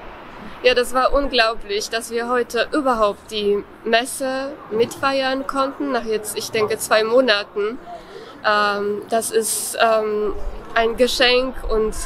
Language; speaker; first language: German; non-native, fluent; Polish